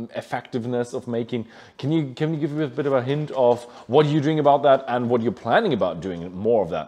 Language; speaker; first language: English; non-native, fluent; German